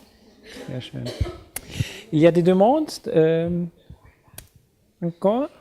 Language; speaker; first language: French; non-native, learner; German